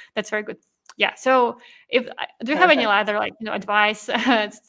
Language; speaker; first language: English; non-native, fluent; Russian